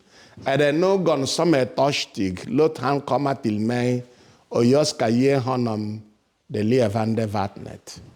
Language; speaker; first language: Swedish; non-native, fluent; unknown